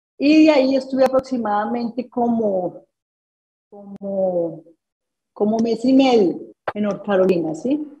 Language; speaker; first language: Spanish; native; Spanish